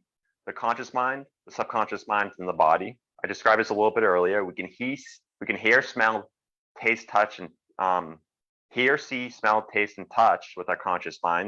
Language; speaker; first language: English; native; English